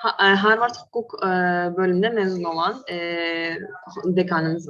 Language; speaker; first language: Turkish; non-native, fluent; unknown